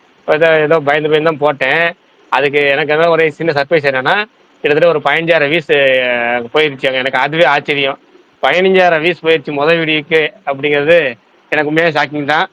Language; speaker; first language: Tamil; native; Tamil